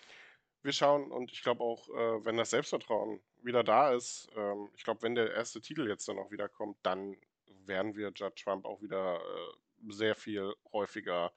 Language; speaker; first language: German; native; German